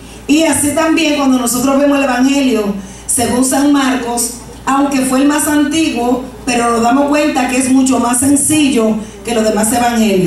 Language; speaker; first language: Spanish; native; Spanish